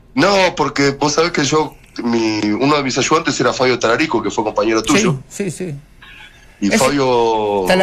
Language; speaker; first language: Spanish; native; Spanish